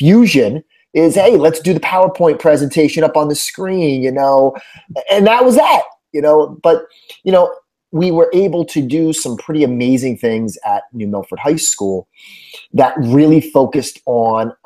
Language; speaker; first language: English; native; English